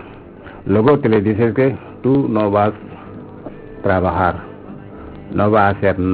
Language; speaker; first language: Spanish; non-native, learner; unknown